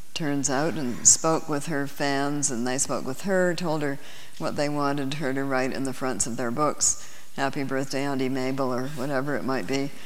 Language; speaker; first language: English; native; English